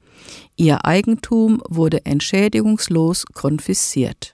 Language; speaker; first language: German; native; German